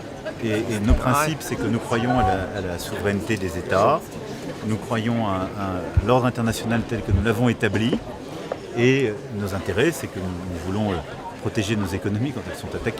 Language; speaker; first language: French; native; French